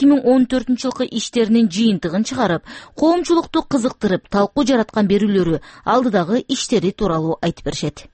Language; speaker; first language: Kyrgyz; native; Kyrgyz